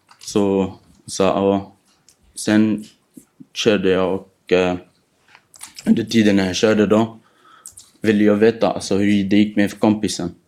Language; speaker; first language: Swedish; non-native, fluent; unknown